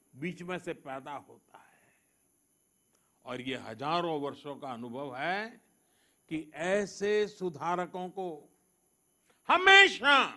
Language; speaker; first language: Hindi; non-native, local second language; Gujarati